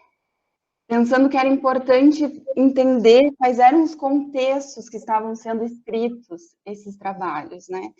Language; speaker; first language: Portuguese; native; Portuguese